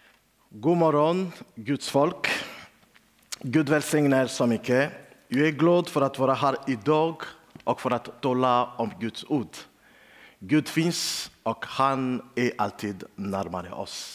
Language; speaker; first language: Swedish; non-native, learner; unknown